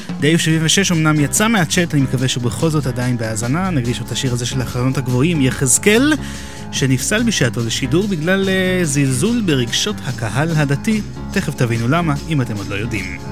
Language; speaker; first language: Hebrew; native; Hebrew